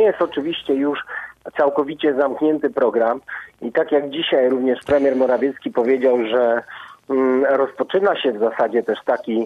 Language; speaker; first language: Polish; native; Polish